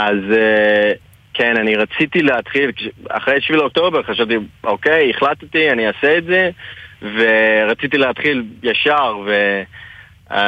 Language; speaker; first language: Hebrew; non-native, fluent; English